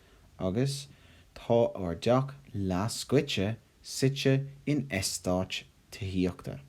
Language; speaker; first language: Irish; non-native, local second language; English